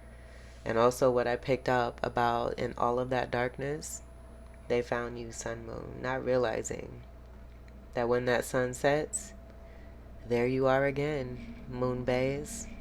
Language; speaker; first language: English; native; English